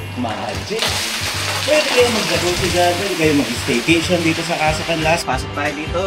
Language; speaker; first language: Filipino; non-native, local second language; Pampanga